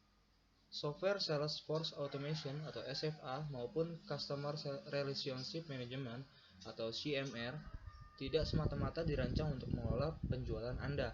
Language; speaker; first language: Indonesian; native; Indonesian